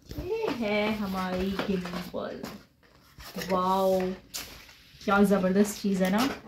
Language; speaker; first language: Urdu; native; Urdu